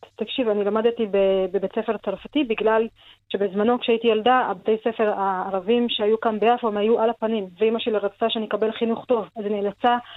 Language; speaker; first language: Hebrew; non-native, local second language; Arabic